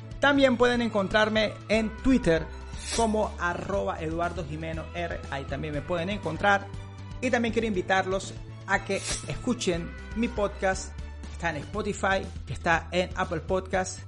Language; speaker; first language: Spanish; native; Spanish